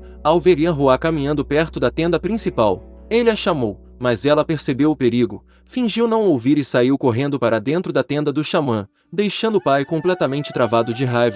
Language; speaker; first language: Portuguese; native; Portuguese